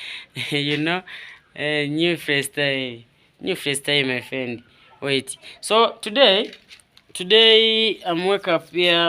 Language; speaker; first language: English; non-native, learner; Swahili